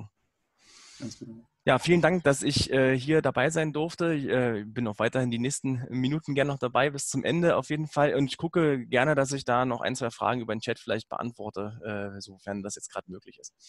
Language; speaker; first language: German; native; German